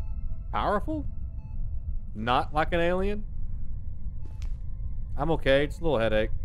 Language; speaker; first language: English; native; English